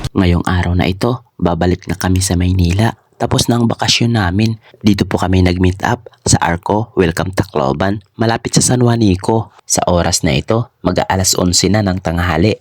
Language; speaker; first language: Filipino; non-native, local second language; Waray